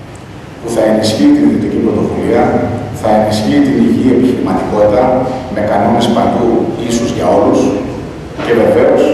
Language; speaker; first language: Greek; native; Greek